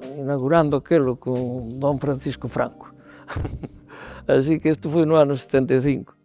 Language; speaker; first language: Galician; native; Galician